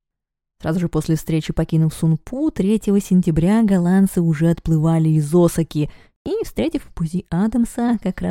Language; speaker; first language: Russian; native; Russian